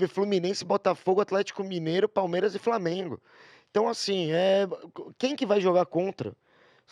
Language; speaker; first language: Portuguese; native; Portuguese